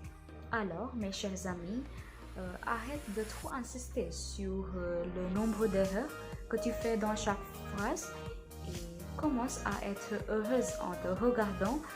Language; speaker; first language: French; non-native, learner; Hindi